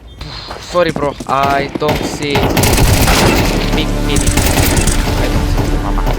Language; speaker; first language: English; non-native, learner; Slovak